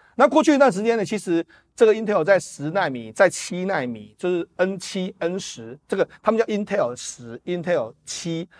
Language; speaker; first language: Chinese; native; Chinese